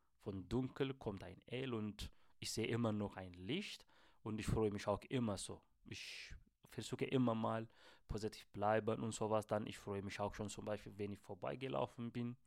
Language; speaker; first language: German; non-native, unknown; Amharic